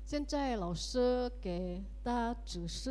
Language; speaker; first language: Chinese; early bilingual, heritage; Indonesian